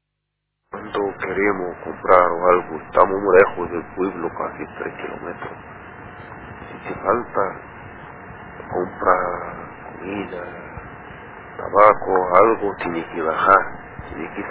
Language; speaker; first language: Spanish; non-native, learner; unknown